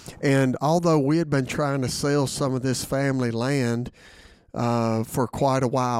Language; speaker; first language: English; native; English